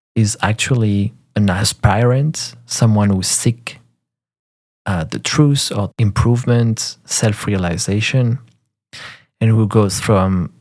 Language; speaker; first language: English; non-native, fluent; French